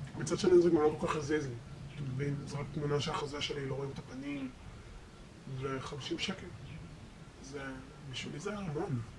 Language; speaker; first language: Hebrew; early bilingual, other home language; Spanish